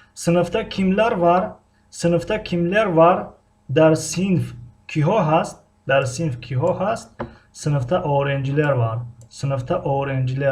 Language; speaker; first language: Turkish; non-native, fluent; Tajik